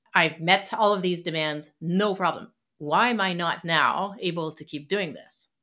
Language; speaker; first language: English; non-native, fluent; French